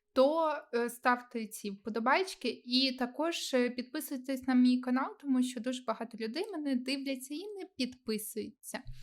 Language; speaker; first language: Ukrainian; non-native, local second language; Russian